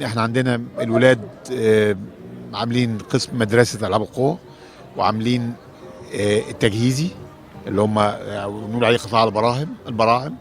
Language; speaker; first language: Arabic; native; Arabic